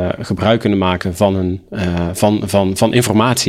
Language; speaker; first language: Dutch; native; Dutch